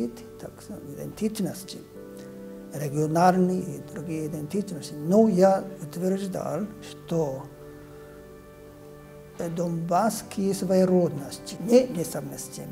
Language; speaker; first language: Russian; non-native, fluent; Japanese